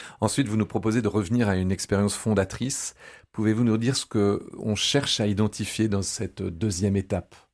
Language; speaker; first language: French; native; French